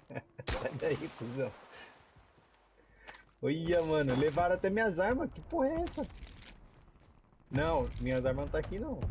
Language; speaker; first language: Portuguese; native; Portuguese